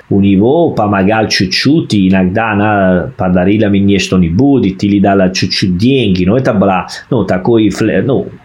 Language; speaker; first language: Russian; non-native, fluent; Italian